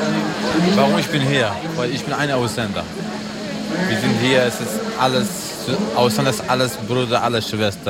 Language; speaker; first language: German; non-native, learner; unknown